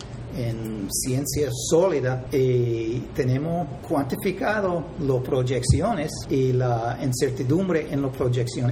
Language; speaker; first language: Spanish; non-native, fluent; English